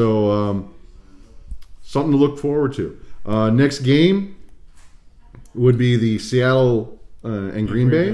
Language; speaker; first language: English; native; English